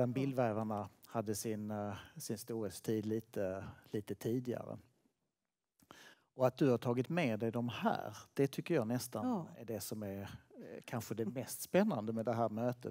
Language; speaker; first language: Swedish; native; Swedish